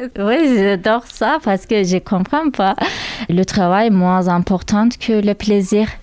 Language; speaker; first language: French; non-native, learner; Turkish